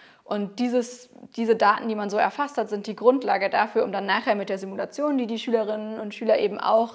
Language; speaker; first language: German; native; German